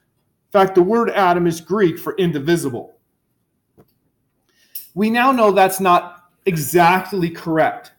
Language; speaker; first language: English; native; English